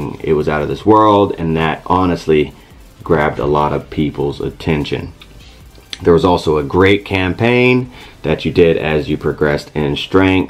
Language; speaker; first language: English; native; English